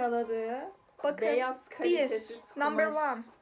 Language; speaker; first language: Turkish; native; Turkish